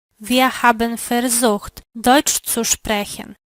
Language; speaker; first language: German; non-native, learner; Polish